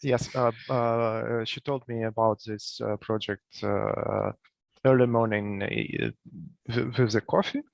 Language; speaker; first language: English; non-native, learner; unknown